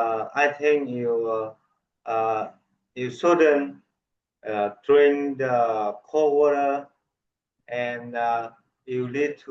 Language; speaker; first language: English; non-native, learner; Vietnamese